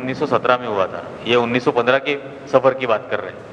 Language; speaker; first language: Hindi; non-native, local second language; Marathi